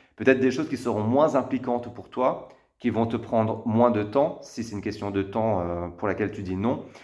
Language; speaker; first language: French; native; French